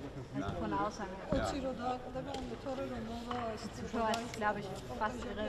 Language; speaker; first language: German; native; German